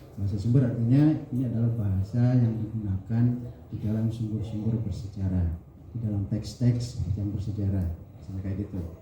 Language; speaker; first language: Indonesian; non-native, local second language; Sundanese